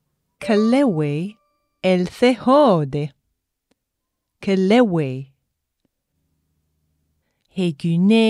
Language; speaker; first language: Greek; non-native, fluent; English